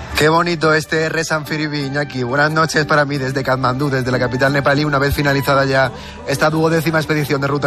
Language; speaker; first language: Spanish; native; Spanish